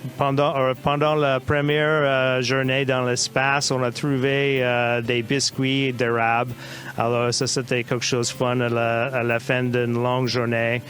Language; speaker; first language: French; non-native, learner; English